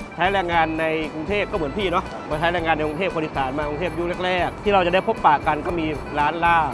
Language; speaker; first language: Thai; native; Thai